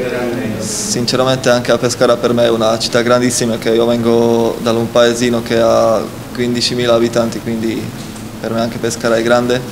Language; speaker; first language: Italian; non-native, fluent; Slovak